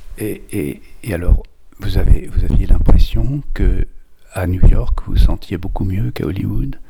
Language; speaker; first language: French; native; French